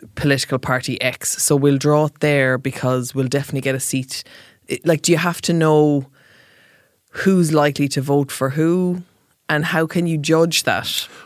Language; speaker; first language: English; native; English